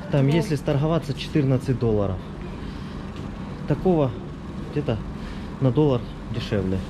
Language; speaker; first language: Russian; native; Russian